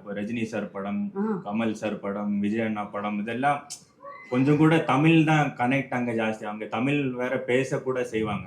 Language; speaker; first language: Tamil; non-native, local second language; Malayalam